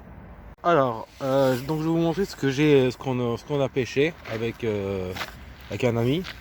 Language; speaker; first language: French; native; French